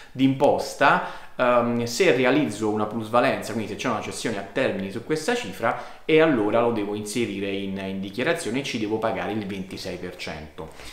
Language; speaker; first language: Italian; native; Italian